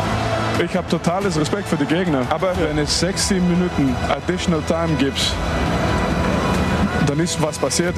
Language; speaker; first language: German; non-native, fluent; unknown